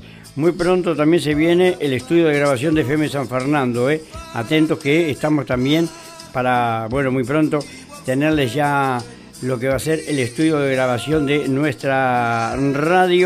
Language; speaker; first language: Spanish; native; Spanish